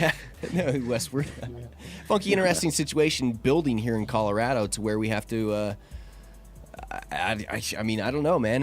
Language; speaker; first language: English; native; English